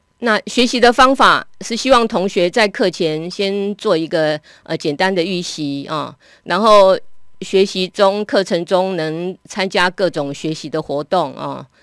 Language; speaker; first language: Chinese; native; Chinese